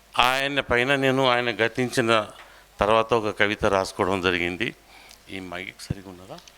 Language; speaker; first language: Telugu; non-native, local second language; Urdu